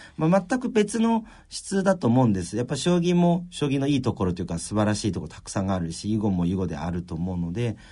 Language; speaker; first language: Japanese; early bilingual, other home language; Chinese